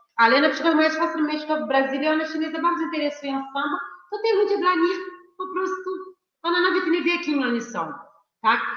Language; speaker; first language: Polish; non-native, fluent; Portuguese